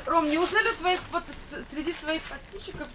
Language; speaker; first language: Russian; native; Russian